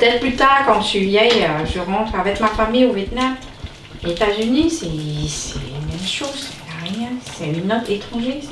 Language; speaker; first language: French; non-native, learner; Vietnamese